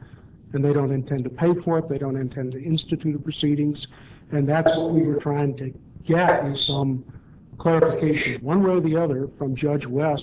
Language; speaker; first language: English; native; English